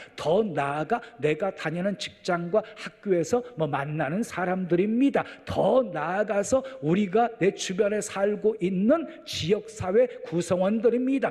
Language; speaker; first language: Korean; native; Korean